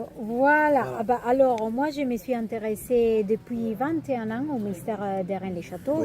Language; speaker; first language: French; non-native, fluent; Italian